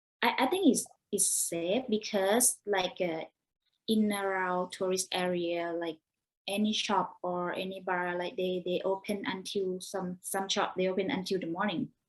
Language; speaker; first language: English; non-native, learner; Thai